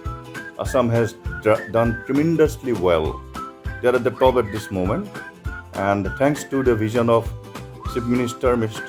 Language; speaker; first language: English; non-native, local second language; Assamese